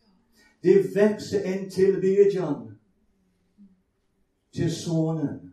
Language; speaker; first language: Swedish; non-native, fluent; English